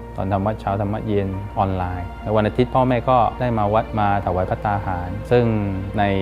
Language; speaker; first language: Thai; non-native, fluent; Malay